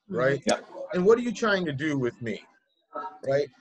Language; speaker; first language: English; native; English